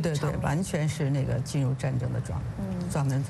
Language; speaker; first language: Chinese; native; Chinese